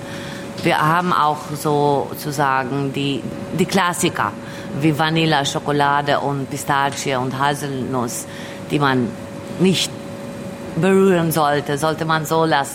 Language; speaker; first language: German; early bilingual, other home language; Albanian